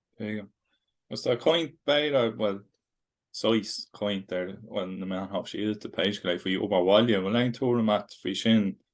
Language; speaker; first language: Irish; non-native, local second language; English